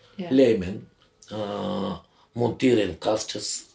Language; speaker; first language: Dutch; non-native, learner; Bulgarian